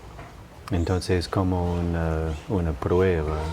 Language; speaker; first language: Spanish; non-native, fluent; English